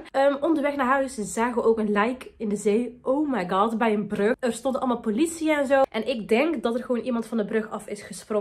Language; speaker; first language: Dutch; early bilingual, other home language; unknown